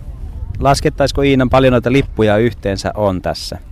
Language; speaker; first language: Finnish; native; Finnish